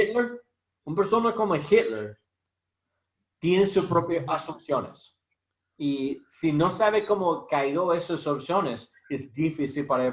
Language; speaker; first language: Spanish; non-native, learner; English